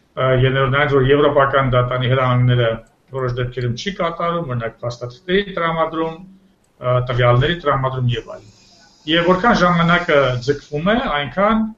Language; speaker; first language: Armenian; native; Armenian